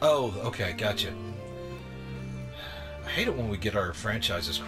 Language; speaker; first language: English; native; English